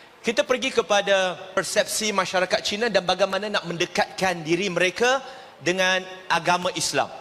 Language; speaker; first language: Malay; non-native, local second language; Chinese